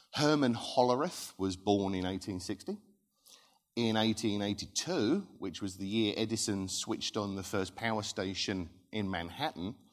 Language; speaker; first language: English; native; English